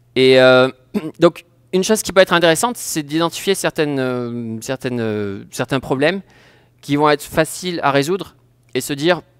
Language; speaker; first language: French; native; French